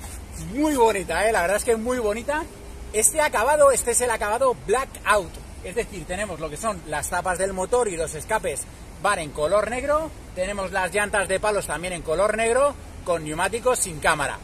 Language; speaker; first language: Spanish; native; Spanish